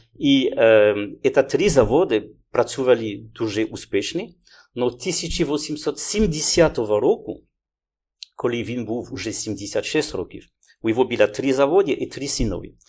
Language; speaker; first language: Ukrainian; non-native, learner; French